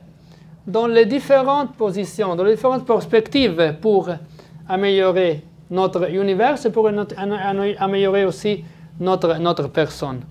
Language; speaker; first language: French; non-native, fluent; Arabic